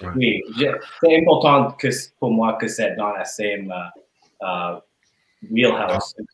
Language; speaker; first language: French; non-native, learner; English